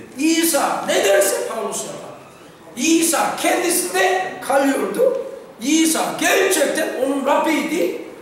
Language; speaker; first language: Turkish; non-native, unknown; Korean